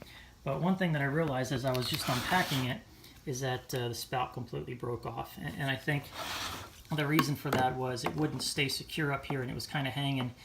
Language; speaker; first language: English; native; English